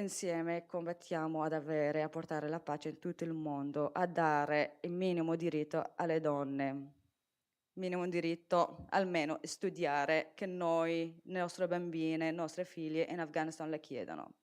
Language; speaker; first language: Italian; non-native, fluent; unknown